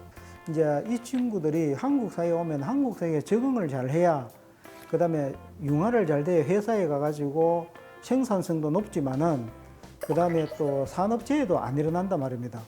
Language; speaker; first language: Korean; native; Korean